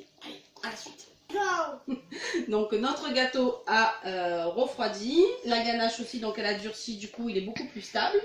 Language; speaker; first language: French; native; French